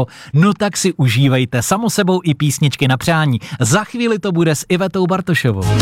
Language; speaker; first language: Czech; native; Czech